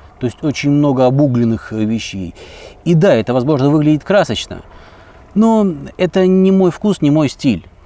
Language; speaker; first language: Russian; native; Russian